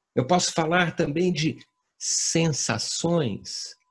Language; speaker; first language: Portuguese; native; Portuguese